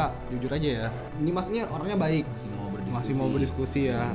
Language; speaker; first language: Indonesian; native; Indonesian